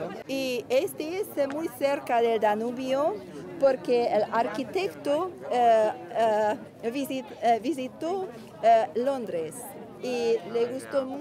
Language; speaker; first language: Spanish; non-native, learner; Hungarian